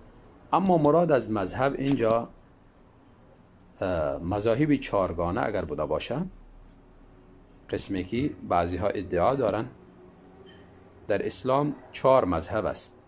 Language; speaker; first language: Persian; native; Persian